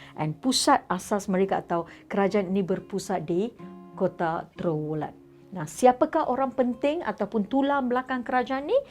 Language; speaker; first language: Malay; non-native, local second language; Tamil